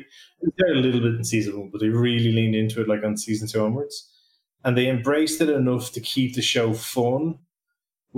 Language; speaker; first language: English; native; English